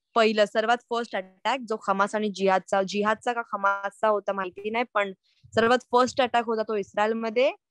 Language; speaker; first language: Marathi; native; Marathi